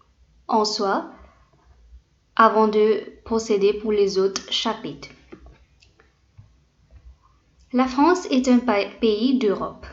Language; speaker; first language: French; non-native, fluent; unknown